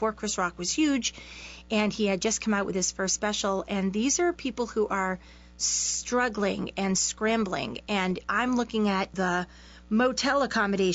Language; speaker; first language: English; native; English